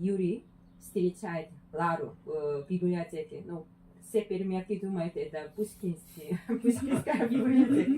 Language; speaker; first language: Russian; non-native, fluent; Korean